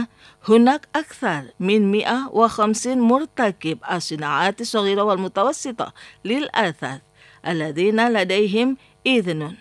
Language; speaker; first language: Arabic; non-native, fluent; Indonesian